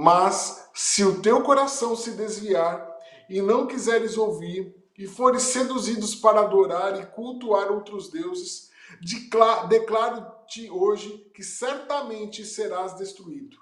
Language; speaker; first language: Portuguese; native; Portuguese